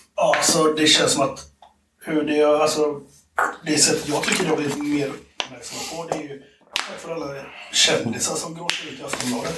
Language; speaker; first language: Swedish; early bilingual, other home language; Spanish